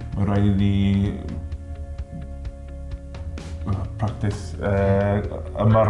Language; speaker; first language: Welsh; non-native, learner; English